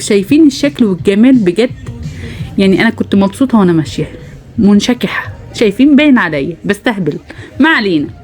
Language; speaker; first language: Arabic; native; Arabic